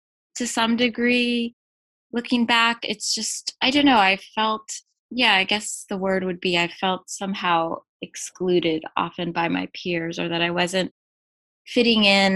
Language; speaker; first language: English; native; English